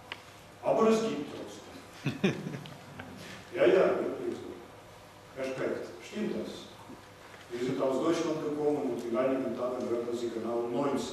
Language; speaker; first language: German; non-native, fluent; Russian